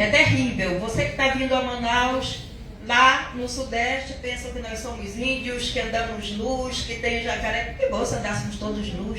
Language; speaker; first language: Portuguese; native; Portuguese